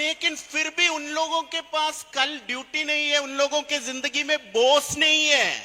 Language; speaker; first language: Hindi; non-native, local second language; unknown